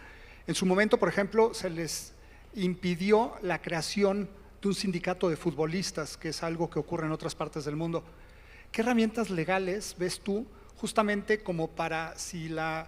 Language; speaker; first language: Spanish; native; Spanish